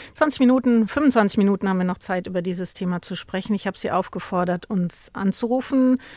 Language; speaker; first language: German; native; German